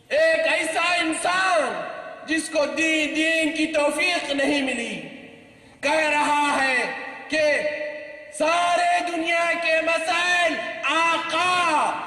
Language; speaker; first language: Urdu; native; Urdu